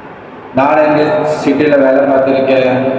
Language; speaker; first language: Tamil; non-native, local second language; Hindi